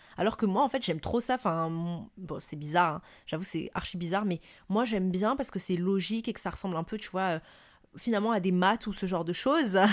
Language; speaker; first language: French; non-native, local second language; Malagasy